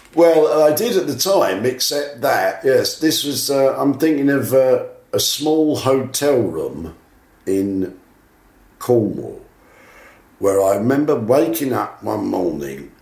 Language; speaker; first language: English; native; English